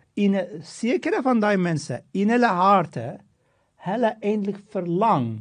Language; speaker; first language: Afrikaans; non-native, fluent; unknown